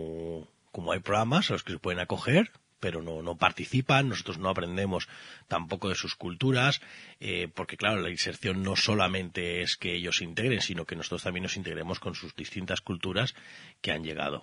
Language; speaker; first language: Spanish; native; Spanish